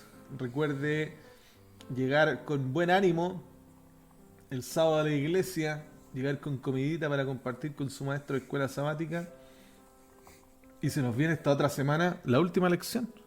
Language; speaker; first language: Spanish; native; Spanish